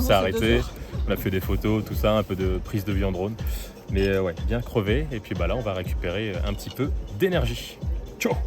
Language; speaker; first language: French; native; French